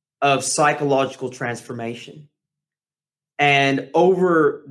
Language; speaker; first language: English; native; English